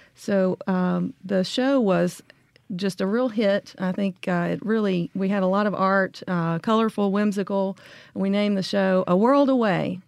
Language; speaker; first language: English; native; English